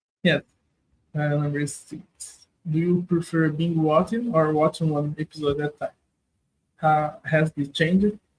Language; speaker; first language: English; non-native, learner; Portuguese